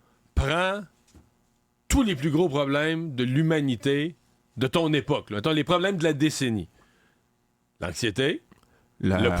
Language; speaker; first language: French; native; French